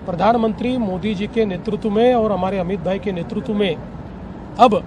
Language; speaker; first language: Hindi; non-native, local second language; Marathi